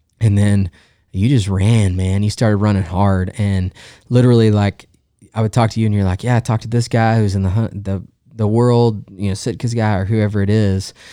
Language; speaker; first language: English; native; English